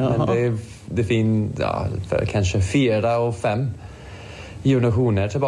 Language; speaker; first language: Swedish; non-native, fluent; English